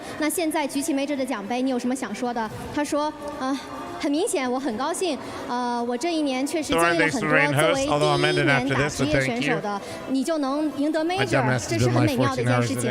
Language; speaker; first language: Chinese; native; Chinese